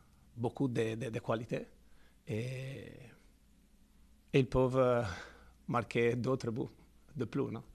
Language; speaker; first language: French; non-native, fluent; Italian